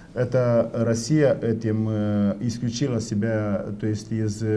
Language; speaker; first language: Russian; non-native, local second language; Romanian